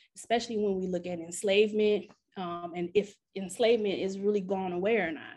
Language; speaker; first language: English; native; English